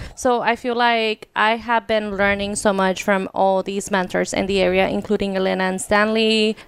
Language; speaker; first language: English; early bilingual, other home language; Spanish